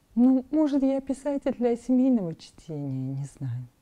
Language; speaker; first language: Russian; non-native, local second language; Armenian